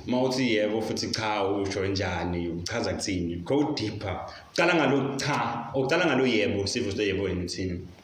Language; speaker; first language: Zulu; non-native, local second language; Swati